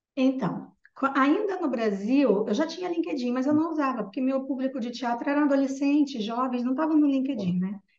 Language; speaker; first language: Portuguese; native; Portuguese